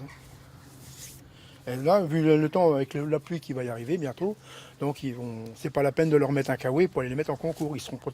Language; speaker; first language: French; native; French